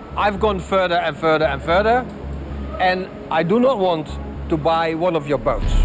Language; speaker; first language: English; non-native, fluent; Dutch